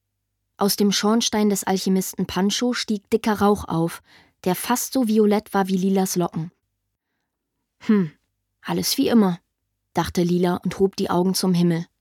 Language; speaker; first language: German; native; German